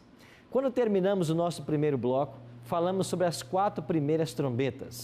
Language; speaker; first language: Portuguese; native; Portuguese